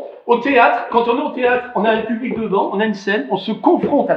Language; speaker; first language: French; native; French